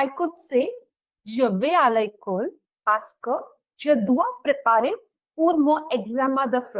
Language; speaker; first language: French; non-native, fluent; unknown